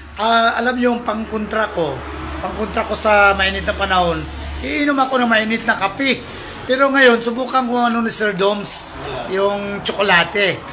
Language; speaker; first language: Filipino; non-native, local second language; Hiligaynon